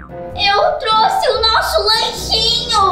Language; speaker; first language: Portuguese; native; Portuguese